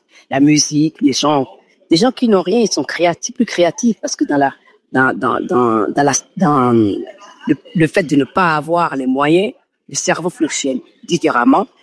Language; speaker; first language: French; non-native, local second language; Fon